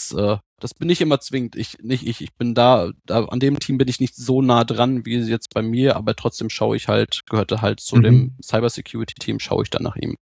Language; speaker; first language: German; native; German